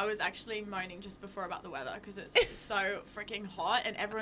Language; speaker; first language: English; native; English